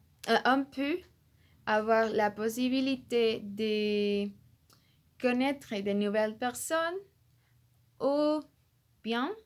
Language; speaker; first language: French; non-native, learner; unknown